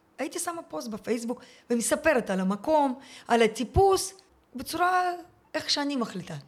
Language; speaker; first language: Hebrew; early bilingual, other home language; Russian